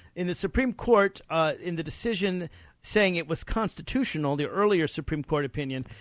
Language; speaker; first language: English; native; English